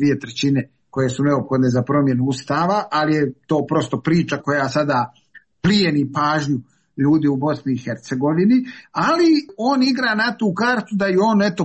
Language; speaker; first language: Serbian; native; Serbian